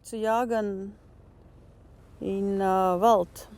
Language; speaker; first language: German; non-native, learner; Latvian